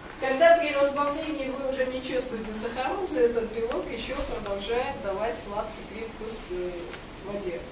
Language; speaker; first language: Russian; non-native, local second language; Georgian